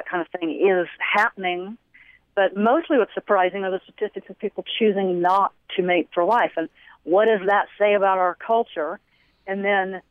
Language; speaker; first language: English; native; English